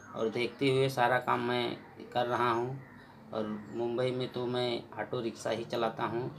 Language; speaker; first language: Hindi; native; Hindi